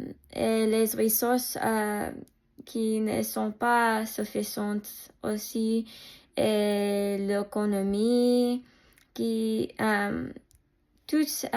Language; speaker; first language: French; non-native, learner; English